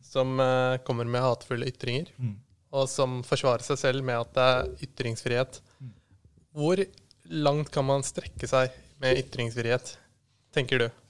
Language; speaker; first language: Norwegian; early bilingual, other home language; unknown